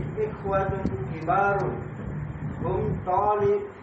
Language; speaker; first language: Arabic; non-native, learner; Indonesian